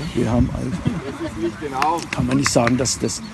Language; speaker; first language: German; non-native, fluent; Latvian